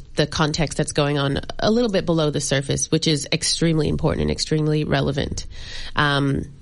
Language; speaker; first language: English; native; English